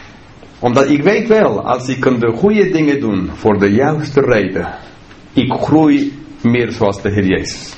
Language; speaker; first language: Dutch; non-native, fluent; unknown